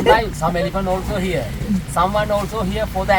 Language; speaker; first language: English; non-native, learner; Sinhala